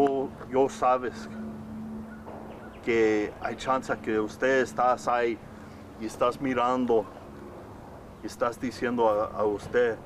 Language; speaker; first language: Spanish; early bilingual, heritage; English